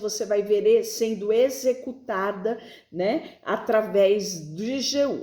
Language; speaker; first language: Portuguese; native; Portuguese